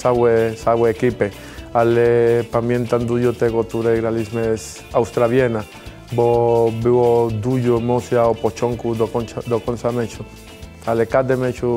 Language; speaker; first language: Polish; non-native, learner; Spanish